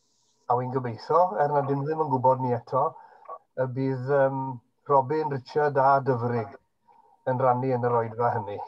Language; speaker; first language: Welsh; native; Welsh